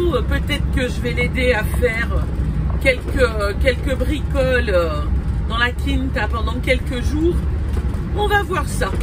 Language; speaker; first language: French; native; French